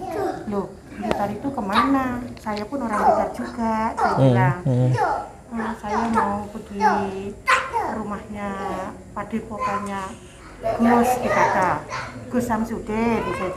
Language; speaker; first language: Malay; non-native, local second language; Javanese